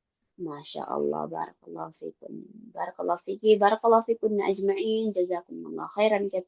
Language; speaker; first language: Arabic; non-native, fluent; Indonesian